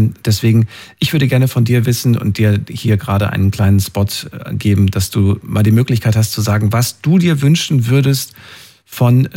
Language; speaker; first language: German; native; German